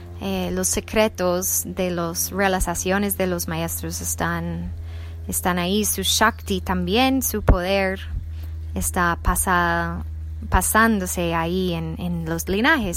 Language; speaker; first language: Spanish; non-native, fluent; English